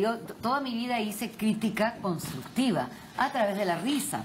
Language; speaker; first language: Spanish; native; Spanish